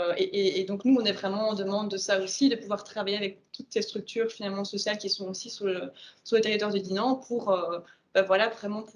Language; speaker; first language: French; native; French